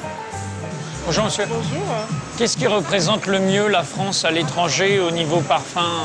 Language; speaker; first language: French; native; French